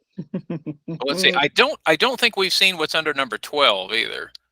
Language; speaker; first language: English; native; English